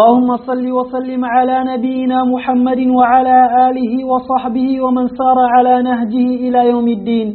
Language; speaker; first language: Arabic; native; Arabic